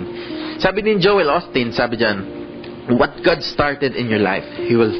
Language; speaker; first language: Filipino; native; Filipino